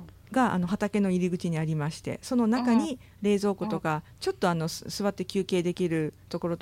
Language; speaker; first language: Japanese; native; Japanese